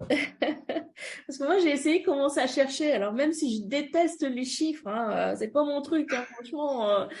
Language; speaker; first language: French; native; French